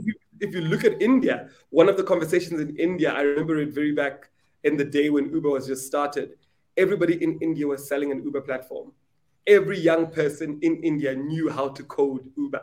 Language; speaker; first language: English; non-native, local second language; Venda